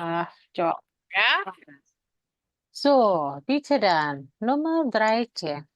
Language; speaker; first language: German; non-native, fluent; Indonesian